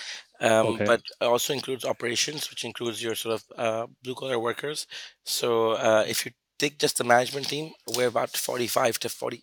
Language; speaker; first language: English; non-native, local second language; Urdu